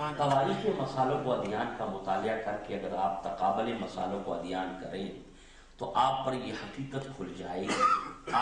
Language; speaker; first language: Urdu; non-native, local second language; Pashto